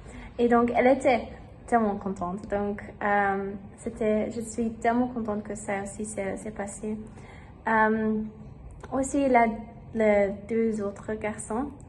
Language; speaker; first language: French; non-native, learner; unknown